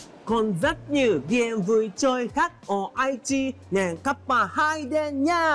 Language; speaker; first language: Vietnamese; non-native, learner; Japanese